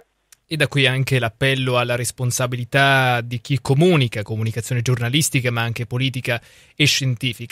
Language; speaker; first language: Italian; native; Italian